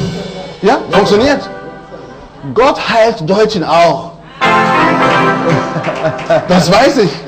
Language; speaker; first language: German; non-native, learner; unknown